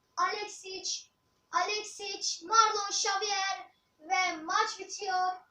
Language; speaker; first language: Turkish; native; Turkish